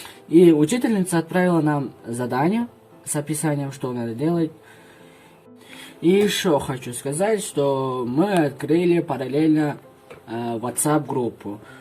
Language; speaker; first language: Russian; non-native, local second language; Kyrgyz